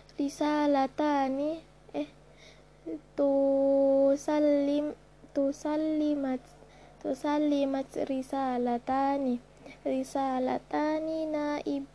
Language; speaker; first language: Arabic; non-native, learner; Indonesian